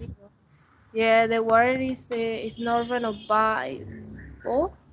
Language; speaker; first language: English; non-native, learner; Spanish